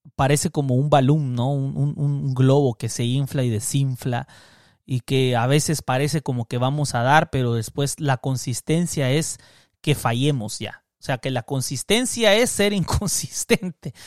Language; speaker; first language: Spanish; native; Spanish